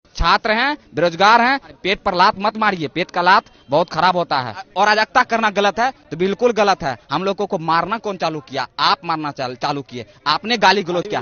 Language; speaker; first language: Hindi; native; Hindi